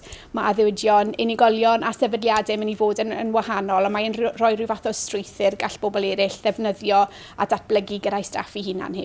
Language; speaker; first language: Welsh; native; Welsh